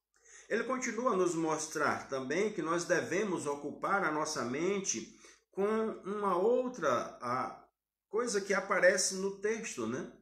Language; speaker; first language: Portuguese; native; Portuguese